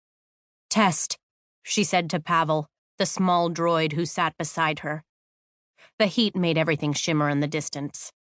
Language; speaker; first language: English; native; English